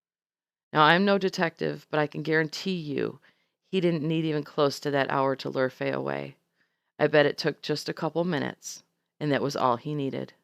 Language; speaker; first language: English; native; English